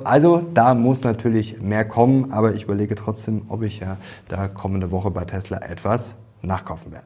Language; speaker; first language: German; native; German